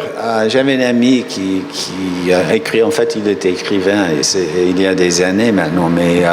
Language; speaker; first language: French; non-native, fluent; English